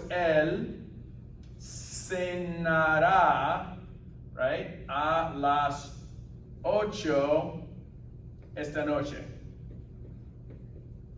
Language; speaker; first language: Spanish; non-native, fluent; English